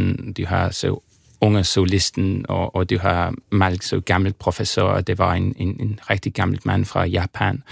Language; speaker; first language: Danish; non-native, learner; English